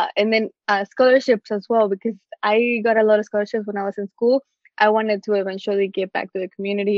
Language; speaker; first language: English; early bilingual, other home language; Spanish